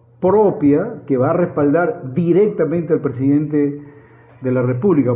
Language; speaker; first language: Spanish; native; Spanish